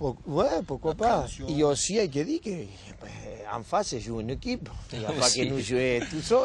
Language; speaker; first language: French; non-native, learner; Spanish